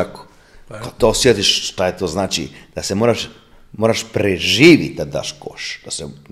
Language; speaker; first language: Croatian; non-native, fluent; Italian